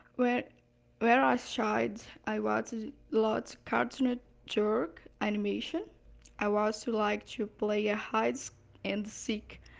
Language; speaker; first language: English; non-native, learner; Portuguese